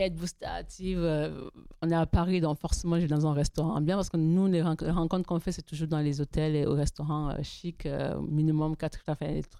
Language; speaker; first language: French; native; French